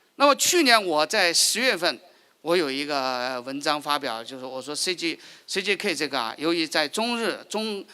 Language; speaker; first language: Chinese; native; Chinese